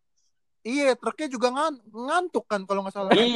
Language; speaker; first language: Indonesian; native; Indonesian